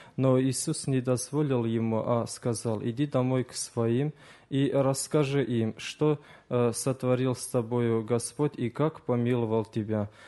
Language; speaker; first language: Russian; early bilingual, other home language; Azerbaijani